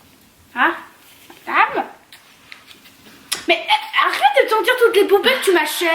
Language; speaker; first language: French; native; French